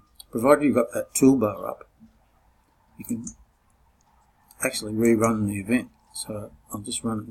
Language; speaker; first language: English; native; English